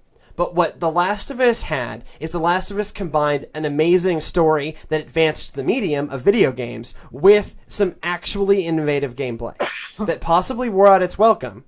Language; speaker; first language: English; native; English